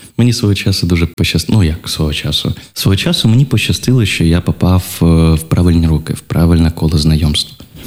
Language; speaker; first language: Ukrainian; non-native, local second language; Russian